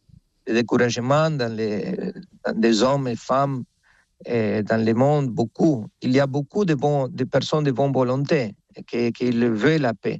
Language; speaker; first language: French; non-native, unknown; Spanish